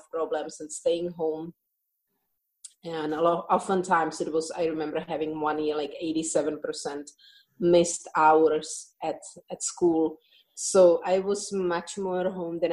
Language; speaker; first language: English; non-native, fluent; Czech